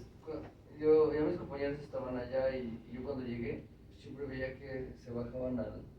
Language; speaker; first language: Spanish; native; Spanish